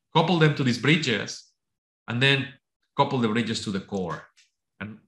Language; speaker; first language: English; non-native, fluent; Spanish